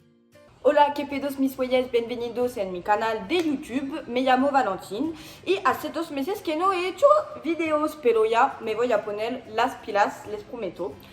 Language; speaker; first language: Spanish; non-native, learner; French